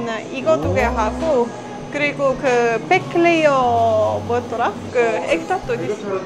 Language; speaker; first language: Korean; non-native, fluent; Estonian